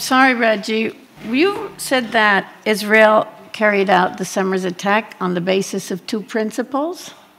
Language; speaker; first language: English; non-native, fluent; Spanish